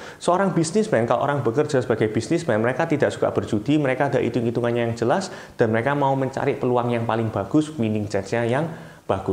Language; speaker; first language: Indonesian; native; Indonesian